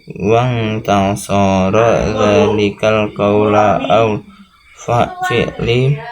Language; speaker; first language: Arabic; non-native, learner; Indonesian